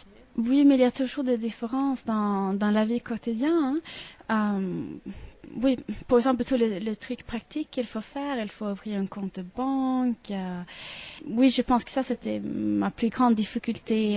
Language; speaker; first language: French; non-native, fluent; Swedish